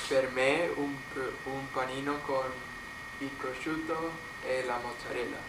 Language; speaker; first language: Italian; non-native, learner; English